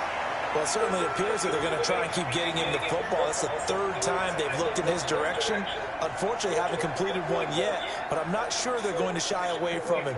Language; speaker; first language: English; native; English